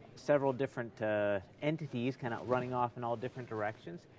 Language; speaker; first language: English; native; English